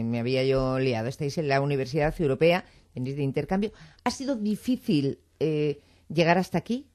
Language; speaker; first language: Spanish; native; Spanish